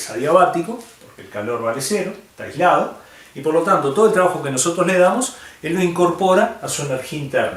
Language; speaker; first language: Spanish; native; Spanish